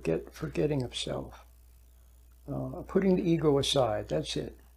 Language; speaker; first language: English; native; English